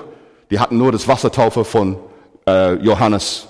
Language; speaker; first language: German; non-native, fluent; English